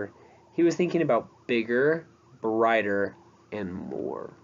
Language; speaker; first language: English; native; English